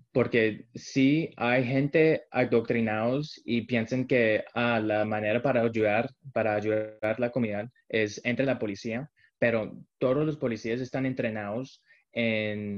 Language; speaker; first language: Spanish; early bilingual, heritage; Spanish